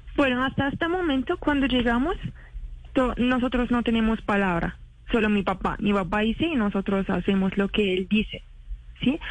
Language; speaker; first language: Spanish; non-native, learner; Arabic